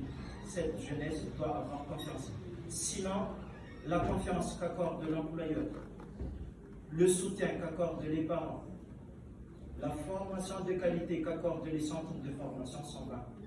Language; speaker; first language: French; non-native, local second language; Malagasy